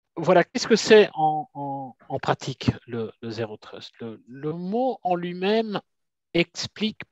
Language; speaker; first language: French; native; French